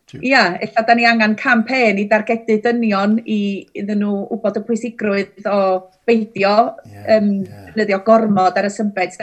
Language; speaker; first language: Welsh; native; Welsh